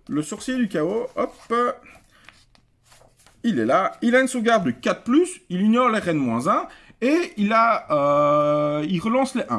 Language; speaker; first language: French; native; French